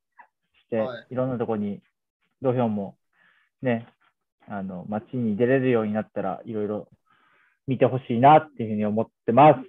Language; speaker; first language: Japanese; native; Japanese